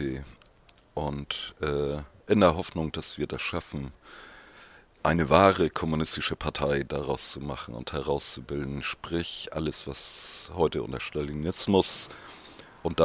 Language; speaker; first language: German; native; German